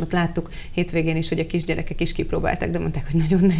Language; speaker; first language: Hungarian; native; Hungarian